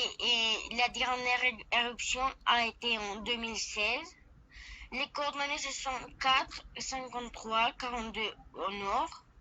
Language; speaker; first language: French; non-native, learner; Spanish